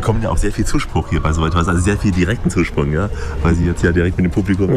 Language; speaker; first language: German; native; German